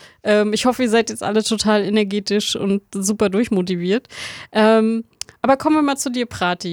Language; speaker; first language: German; native; German